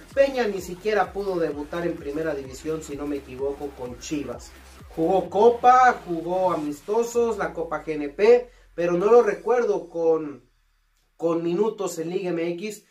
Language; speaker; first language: Spanish; native; Spanish